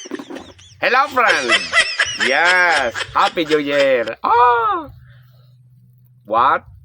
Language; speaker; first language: English; non-native, learner; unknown